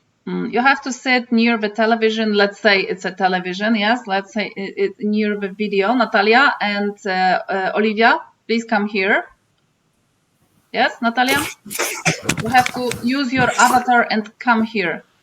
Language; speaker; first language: English; non-native, fluent; Polish